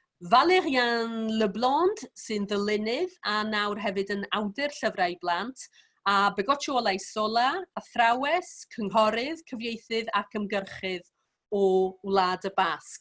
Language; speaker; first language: Welsh; native; Welsh